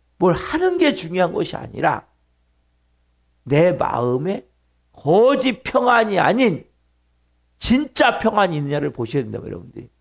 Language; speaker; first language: Korean; native; Korean